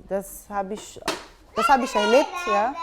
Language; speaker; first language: German; non-native, fluent; Portuguese